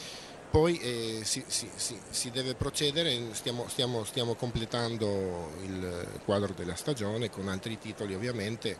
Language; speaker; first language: Italian; native; Italian